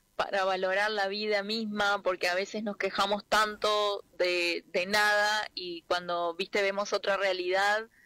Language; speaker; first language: Spanish; native; Spanish